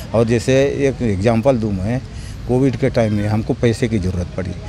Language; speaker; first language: Hindi; native; Hindi